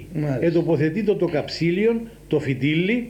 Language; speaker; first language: Greek; native; Greek